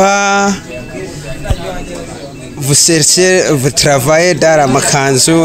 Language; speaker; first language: French; non-native, learner; Rundi